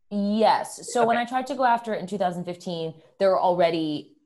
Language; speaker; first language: English; early bilingual, other home language; Spanish